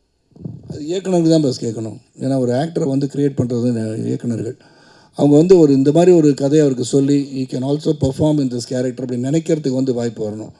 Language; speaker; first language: Tamil; native; Tamil